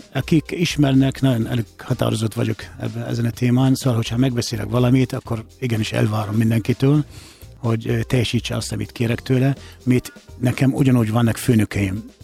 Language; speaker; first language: Hungarian; non-native, fluent; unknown